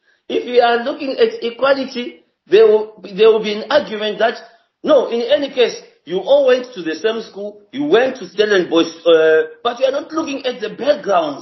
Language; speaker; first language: English; non-native, local second language; Shona